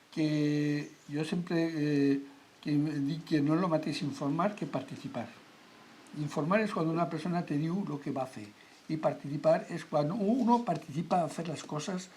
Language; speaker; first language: Catalan; non-native, local second language; Spanish